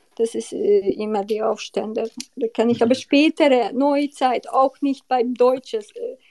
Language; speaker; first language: German; non-native, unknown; Hungarian